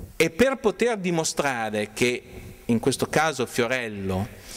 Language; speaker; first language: Italian; native; Italian